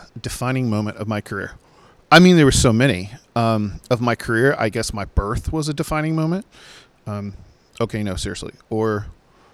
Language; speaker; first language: English; native; English